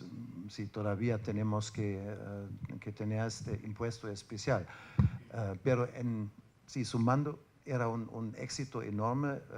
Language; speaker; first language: Spanish; non-native, fluent; German